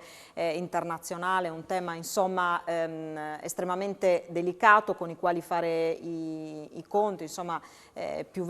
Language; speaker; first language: Italian; native; Italian